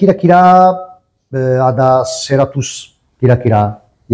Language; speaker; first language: Indonesian; non-native, learner; Italian